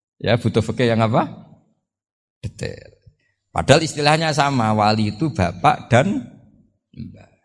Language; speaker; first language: Indonesian; non-native, local second language; Javanese